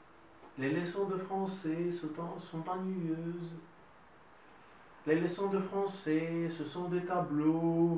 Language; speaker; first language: French; non-native, fluent; Russian